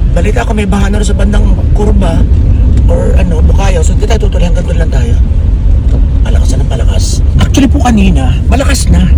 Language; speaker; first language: Filipino; native; Filipino